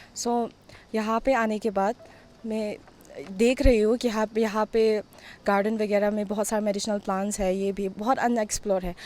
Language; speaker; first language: Hindi; non-native, local second language; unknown